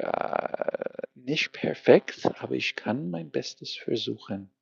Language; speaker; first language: German; non-native, learner; English